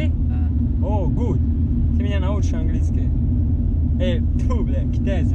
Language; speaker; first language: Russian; non-native, fluent; Tajik